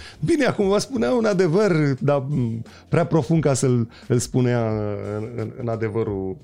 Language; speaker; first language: Romanian; native; Romanian